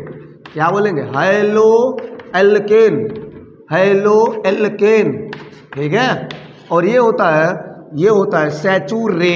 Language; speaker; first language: Hindi; native; Hindi